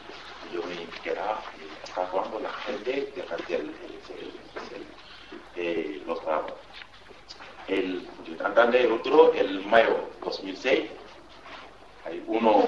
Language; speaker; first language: Spanish; non-native, learner; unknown